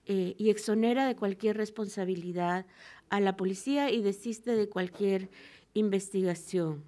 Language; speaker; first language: Spanish; native; Spanish